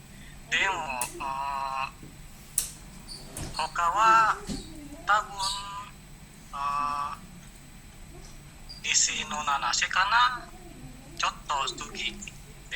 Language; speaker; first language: Japanese; non-native, learner; Indonesian